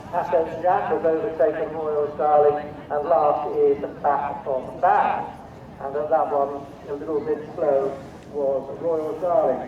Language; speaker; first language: English; native; English